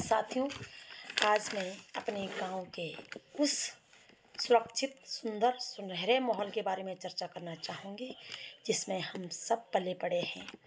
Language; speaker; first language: Hindi; non-native, local second language; Garhwali